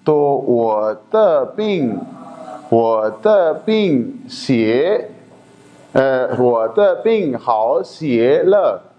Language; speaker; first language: Chinese; non-native, learner; Urdu